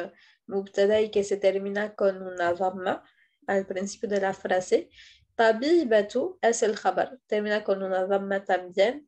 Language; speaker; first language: Spanish; non-native, fluent; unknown